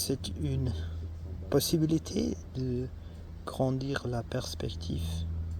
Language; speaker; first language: French; non-native, learner; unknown